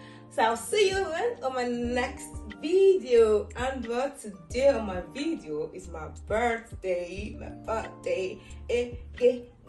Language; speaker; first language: English; non-native, local second language; Yoruba